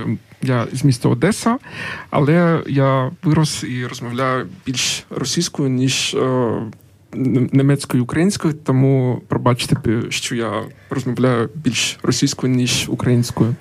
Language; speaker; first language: Ukrainian; non-native, local second language; Russian